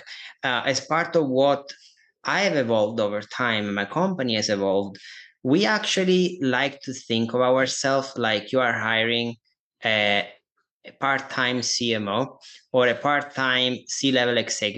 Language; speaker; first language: English; non-native, fluent; Italian